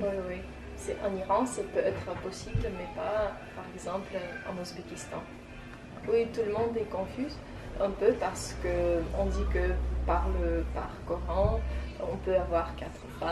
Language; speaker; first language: French; non-native, fluent; Tajik